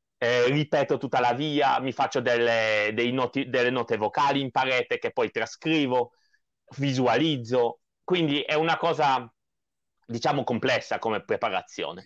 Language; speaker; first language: Italian; non-native, fluent; Polish